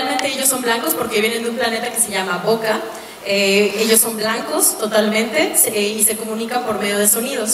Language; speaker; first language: Spanish; native; Spanish